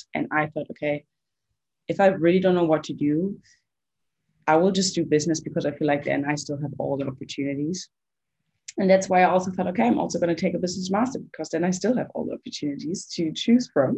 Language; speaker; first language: English; non-native, fluent; German